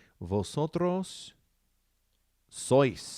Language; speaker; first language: Spanish; non-native, fluent; English